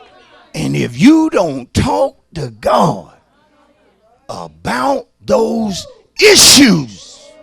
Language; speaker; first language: English; native; English